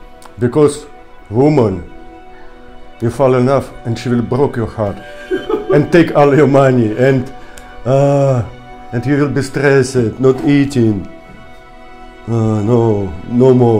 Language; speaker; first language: English; non-native, learner; Russian